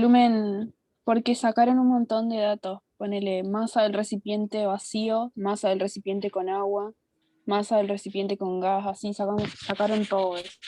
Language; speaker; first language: Spanish; native; Spanish